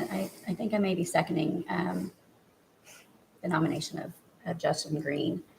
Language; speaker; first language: English; native; English